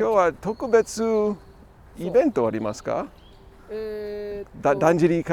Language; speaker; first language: Japanese; non-native, learner; English